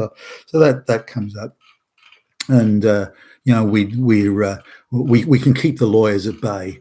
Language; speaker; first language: English; native; English